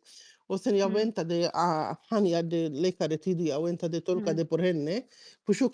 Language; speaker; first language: Swedish; early bilingual, other home language; Baluchi